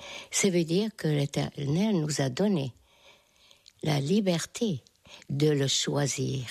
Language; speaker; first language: French; non-native, fluent; Hungarian